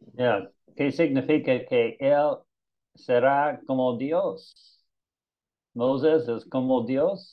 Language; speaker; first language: Spanish; non-native, learner; English